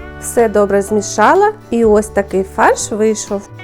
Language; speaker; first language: Ukrainian; native; Ukrainian